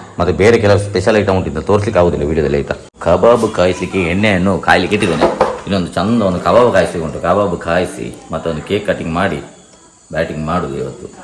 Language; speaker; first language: Kannada; native; Kannada